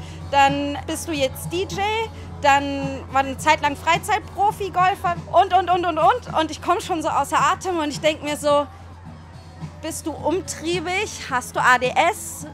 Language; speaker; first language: German; native; German